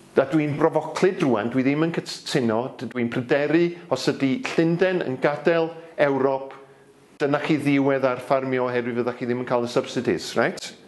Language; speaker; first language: Welsh; native; Welsh